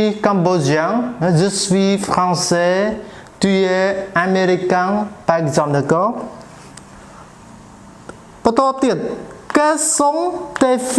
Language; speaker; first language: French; non-native, fluent; Khmer